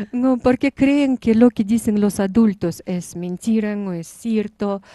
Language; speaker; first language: Spanish; non-native, fluent; Russian